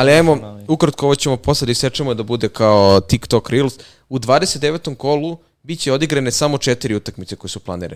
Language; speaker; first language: Serbian; native; Serbian